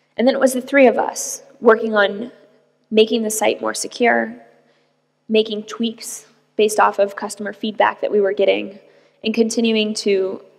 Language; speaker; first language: English; native; English